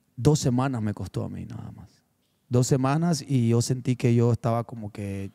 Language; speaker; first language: Spanish; native; Spanish